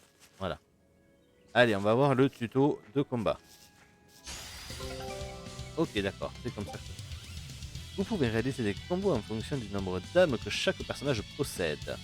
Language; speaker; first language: French; native; French